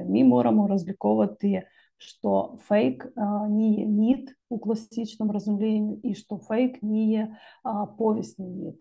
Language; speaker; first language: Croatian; non-native, learner; Ukrainian